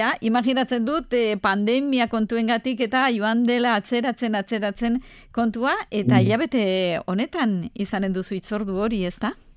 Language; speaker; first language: Basque; native; Basque